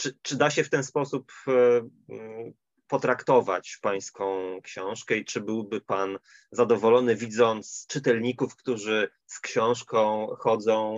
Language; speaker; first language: Polish; native; Polish